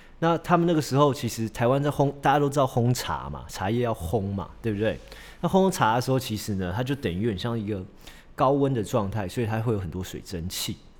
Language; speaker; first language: Chinese; early bilingual, heritage; Chinese